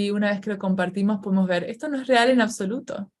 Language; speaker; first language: Spanish; native; Spanish